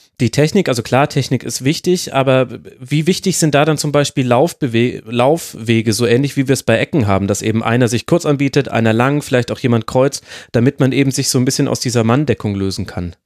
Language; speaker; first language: German; native; German